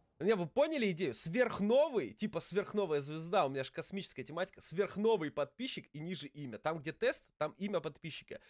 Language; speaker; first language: Russian; native; Russian